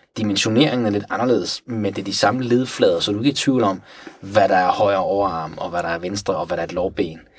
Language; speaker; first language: Danish; early bilingual, other home language; Persian